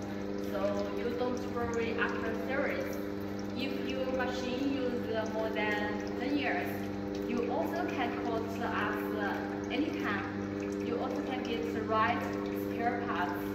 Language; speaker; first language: English; non-native, learner; Chinese